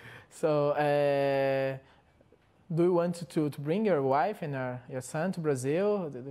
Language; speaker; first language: English; non-native, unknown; Portuguese